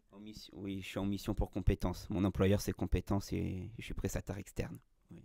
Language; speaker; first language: French; native; French